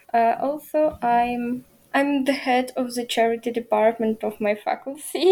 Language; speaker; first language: English; non-native, learner; Ukrainian